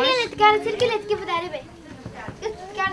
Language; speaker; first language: Turkish; early bilingual, other home language; Arabic